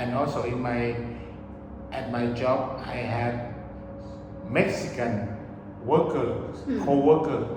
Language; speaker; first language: English; early bilingual, other home language; Thai